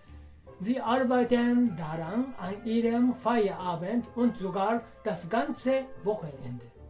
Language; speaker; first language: German; non-native, fluent; Japanese